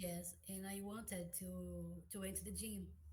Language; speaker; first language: English; non-native, learner; Portuguese